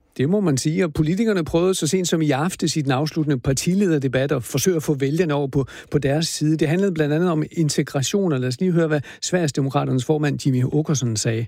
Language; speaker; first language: Danish; native; Danish